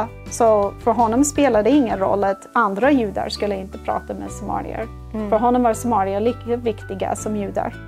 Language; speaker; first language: Swedish; non-native, fluent; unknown